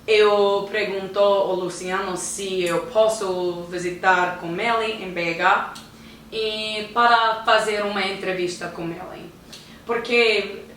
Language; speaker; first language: Portuguese; non-native, learner; English